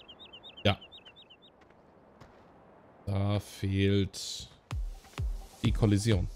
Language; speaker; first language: German; native; German